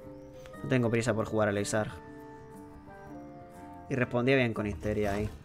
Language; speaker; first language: Spanish; native; Spanish